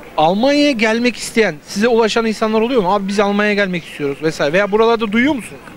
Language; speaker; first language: Turkish; native; Turkish